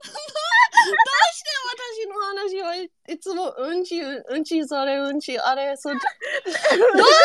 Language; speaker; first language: Japanese; non-native, learner; English